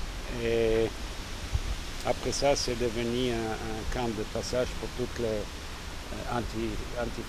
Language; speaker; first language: French; non-native, fluent; Serbian